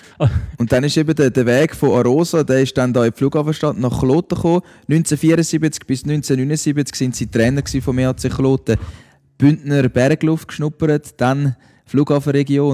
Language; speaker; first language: German; native; German